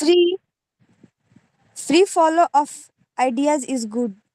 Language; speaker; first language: English; non-native, learner; Hindi